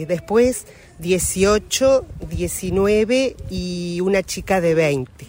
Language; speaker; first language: Spanish; native; Spanish